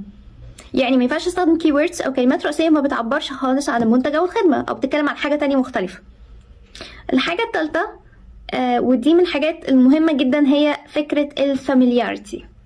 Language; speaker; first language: Arabic; native; Arabic